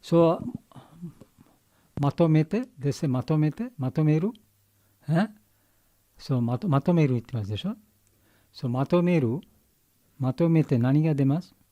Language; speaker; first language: Japanese; non-native, learner; Bangla